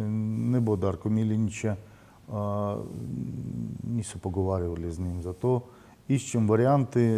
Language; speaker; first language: Slovenian; non-native, learner; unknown